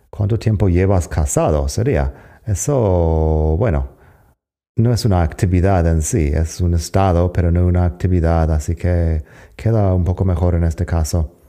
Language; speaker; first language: Spanish; non-native, fluent; English